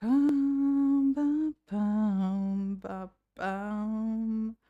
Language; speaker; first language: English; non-native, fluent; Latvian